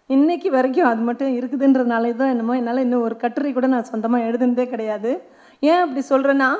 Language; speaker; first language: Tamil; non-native, local second language; Malayalam